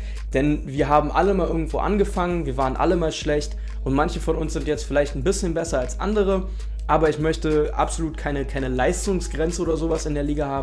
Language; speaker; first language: German; native; German